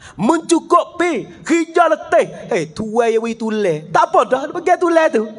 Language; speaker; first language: Malay; native; Malay